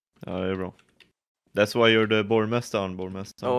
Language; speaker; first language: Swedish; native; Swedish